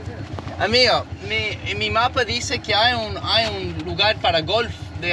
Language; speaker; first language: Spanish; non-native, learner; English